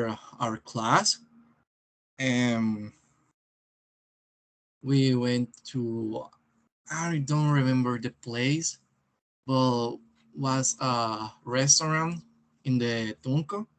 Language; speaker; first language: English; non-native, learner; Spanish